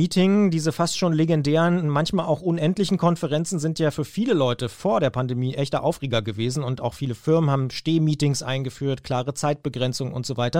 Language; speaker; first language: German; native; German